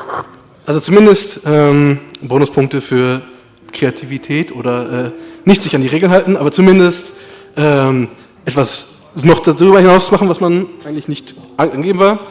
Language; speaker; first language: German; native; German